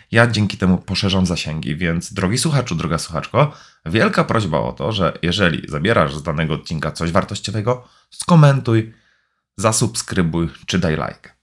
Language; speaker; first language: Polish; native; Polish